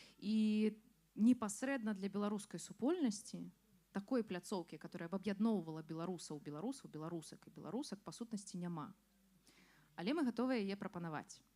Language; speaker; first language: Belarusian; non-native, local second language; Russian